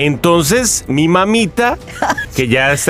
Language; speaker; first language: Spanish; native; Spanish